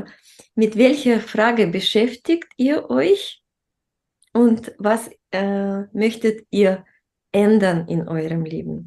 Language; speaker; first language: German; non-native, fluent; Russian